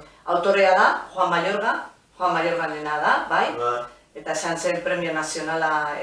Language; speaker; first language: Basque; non-native, local second language; Spanish